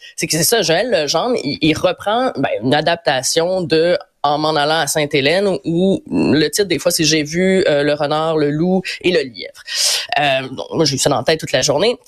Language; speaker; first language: French; native; French